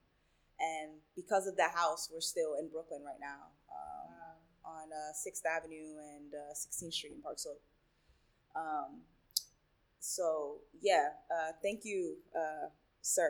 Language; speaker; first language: English; early bilingual, other home language; Spanish